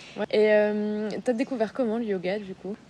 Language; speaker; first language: French; native; French